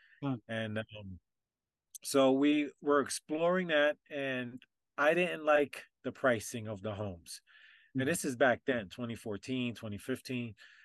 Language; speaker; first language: English; native; English